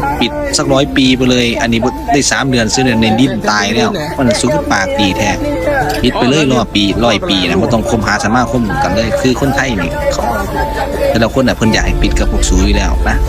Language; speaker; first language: Thai; native; Thai